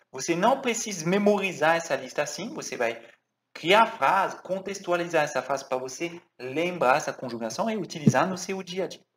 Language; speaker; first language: Portuguese; non-native, fluent; French